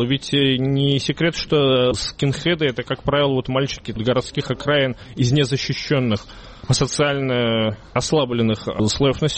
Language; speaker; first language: Russian; native; Russian